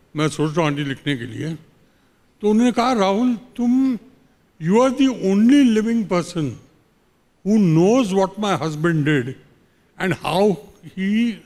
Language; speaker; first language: Hindi; native; Hindi